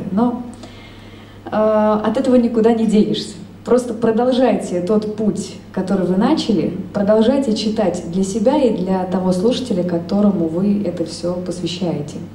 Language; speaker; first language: Russian; native; Russian